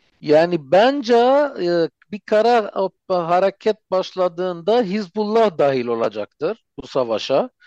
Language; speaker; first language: Turkish; non-native, fluent; Armenian